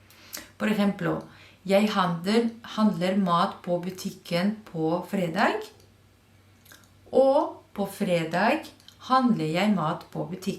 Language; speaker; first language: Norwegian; non-native, fluent; Spanish